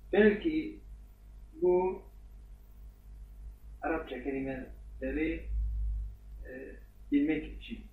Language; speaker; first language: Turkish; non-native, fluent; Arabic